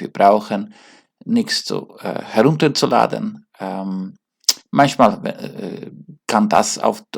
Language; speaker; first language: German; non-native, learner; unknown